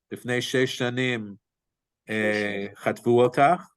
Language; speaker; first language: Hebrew; non-native, fluent; English